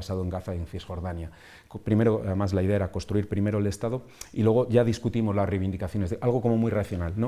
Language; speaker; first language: Spanish; native; Spanish